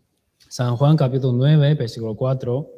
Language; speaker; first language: Spanish; non-native, learner; Chinese